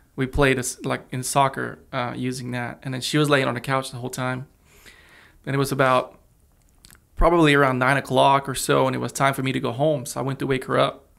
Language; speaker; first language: English; early bilingual, other home language; Russian